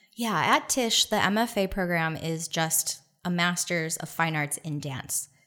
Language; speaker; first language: English; native; English